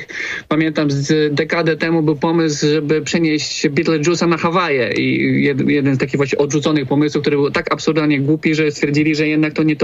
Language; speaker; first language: Polish; native; Polish